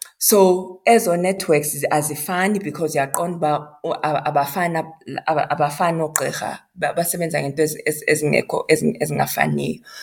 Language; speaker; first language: Xhosa; non-native, local second language; Zulu